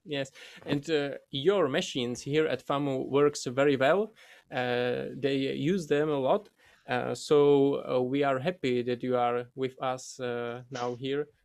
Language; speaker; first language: English; non-native, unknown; Czech